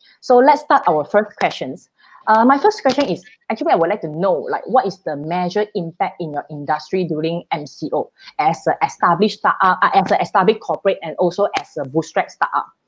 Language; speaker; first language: English; non-native, local second language; Chinese